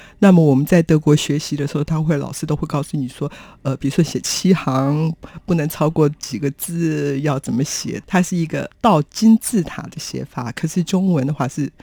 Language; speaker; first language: Chinese; native; Chinese